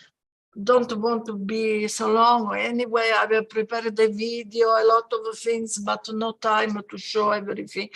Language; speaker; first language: English; non-native, fluent; Italian